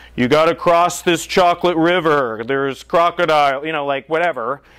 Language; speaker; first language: English; native; English